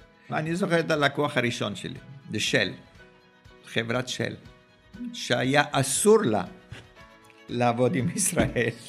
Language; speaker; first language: Hebrew; early bilingual, other home language; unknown